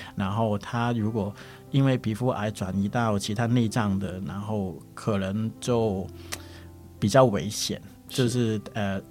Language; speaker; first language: Chinese; non-native, local second language; Cantonese